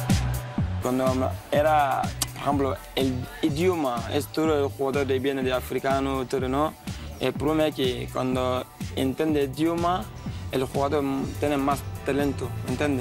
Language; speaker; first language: Spanish; non-native, fluent; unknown